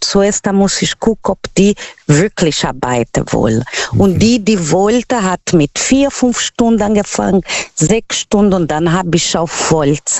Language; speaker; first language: German; non-native, learner; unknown